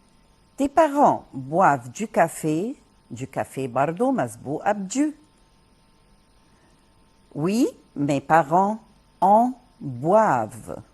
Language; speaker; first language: French; non-native, fluent; Arabic